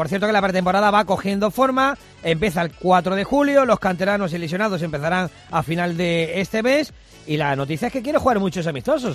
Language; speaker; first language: Spanish; native; Spanish